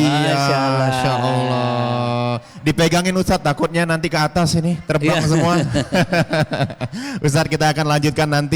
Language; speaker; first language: Indonesian; native; Indonesian